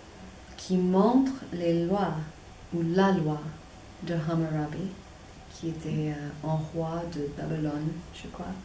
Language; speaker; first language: French; non-native, fluent; English